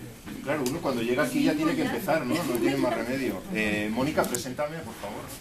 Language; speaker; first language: Spanish; native; Spanish